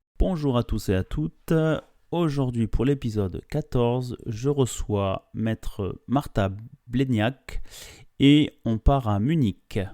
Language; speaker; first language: French; native; French